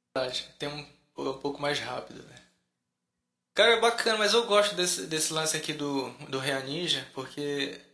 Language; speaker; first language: Portuguese; native; Portuguese